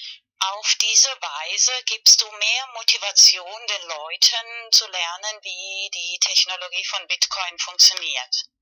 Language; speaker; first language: German; non-native, fluent; Spanish